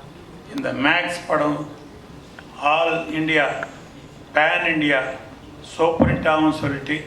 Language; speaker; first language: Tamil; non-native, fluent; Telugu